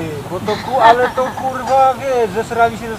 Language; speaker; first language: Polish; native; Polish